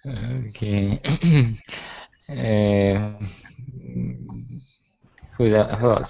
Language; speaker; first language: English; non-native, fluent; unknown